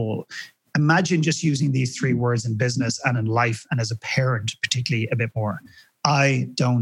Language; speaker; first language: English; native; English